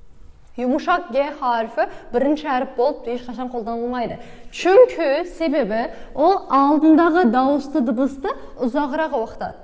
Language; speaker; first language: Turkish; non-native, fluent; Kazakh